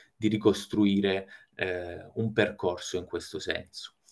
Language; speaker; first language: Italian; native; Italian